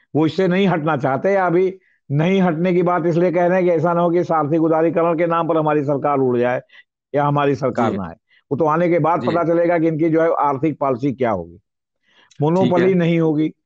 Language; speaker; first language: Hindi; native; Hindi